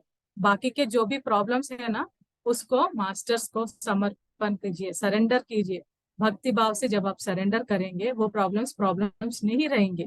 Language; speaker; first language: Hindi; native; Hindi